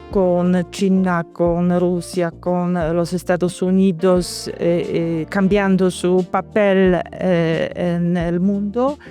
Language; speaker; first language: Spanish; non-native, fluent; Polish